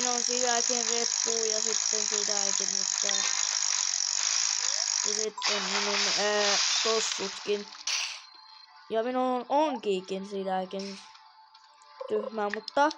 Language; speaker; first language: Finnish; early bilingual, other home language; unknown